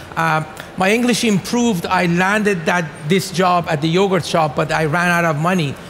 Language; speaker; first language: English; non-native, fluent; Persian